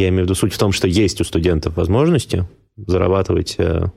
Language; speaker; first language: Russian; native; Russian